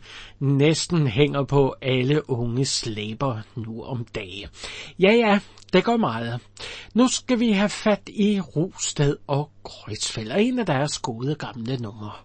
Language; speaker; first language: Danish; native; Danish